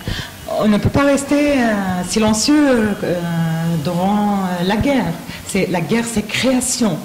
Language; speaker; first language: French; non-native, fluent; Arabic